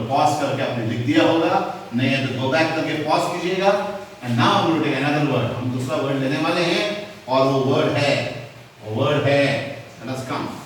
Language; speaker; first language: Hindi; non-native, local second language; Konkani